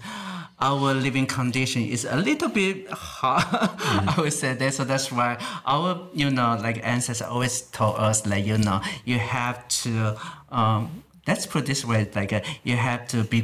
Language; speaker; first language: English; non-native, fluent; Chinese